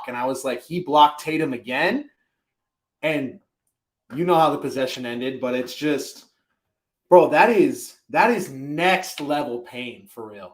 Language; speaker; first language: English; native; English